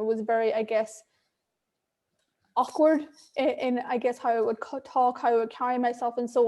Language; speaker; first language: English; native; English